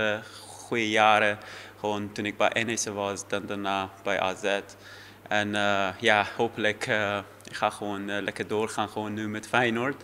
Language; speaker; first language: Dutch; non-native, fluent; Persian